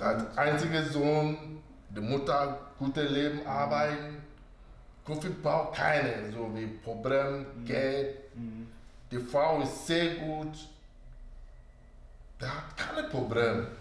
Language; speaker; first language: German; non-native, learner; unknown